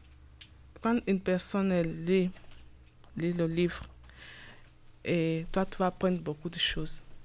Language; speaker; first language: French; non-native, learner; Portuguese